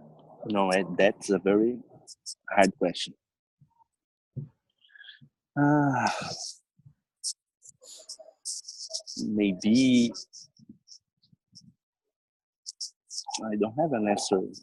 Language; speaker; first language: English; non-native, learner; Portuguese